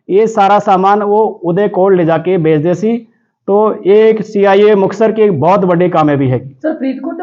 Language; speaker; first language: Hindi; non-native, local second language; Punjabi